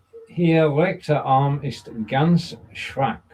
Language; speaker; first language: German; non-native, learner; English